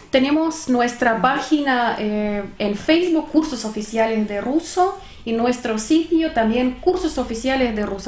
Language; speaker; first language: Spanish; non-native, fluent; Russian